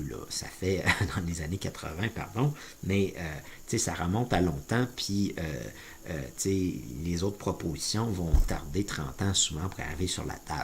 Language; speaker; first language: French; native; French